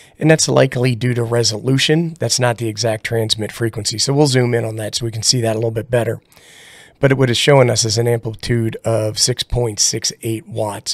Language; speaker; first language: English; native; English